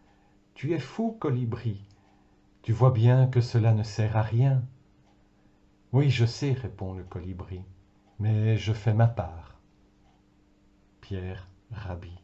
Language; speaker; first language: French; native; French